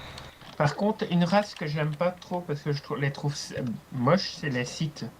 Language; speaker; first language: French; native; French